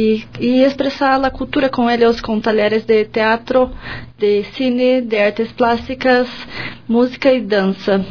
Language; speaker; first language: Spanish; non-native, learner; Portuguese